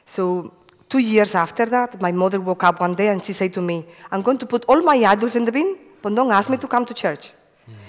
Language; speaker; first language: English; non-native, fluent; Spanish